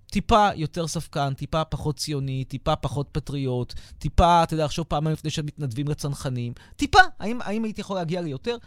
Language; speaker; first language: Hebrew; native; Hebrew